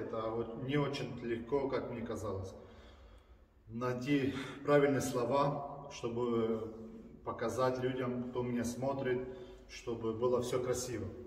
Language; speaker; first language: Russian; early bilingual, heritage; Russian